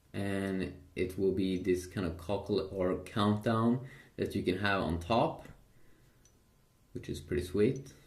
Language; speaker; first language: English; non-native, fluent; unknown